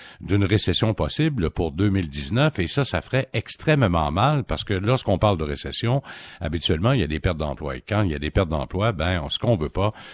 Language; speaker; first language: French; native; French